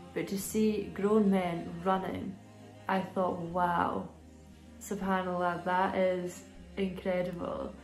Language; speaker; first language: English; native; English